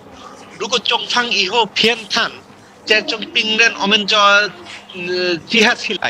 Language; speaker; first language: Chinese; non-native, learner; Bangla